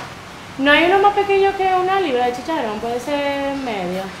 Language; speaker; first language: Spanish; native; Spanish